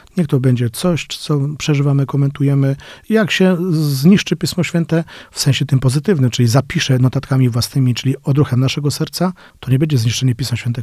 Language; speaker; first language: Polish; native; Polish